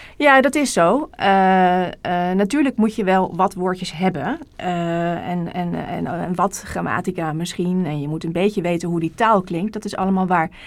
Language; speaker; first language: Dutch; native; Dutch